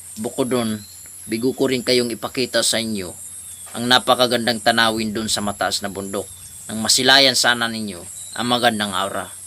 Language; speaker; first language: Filipino; non-native, local second language; Waray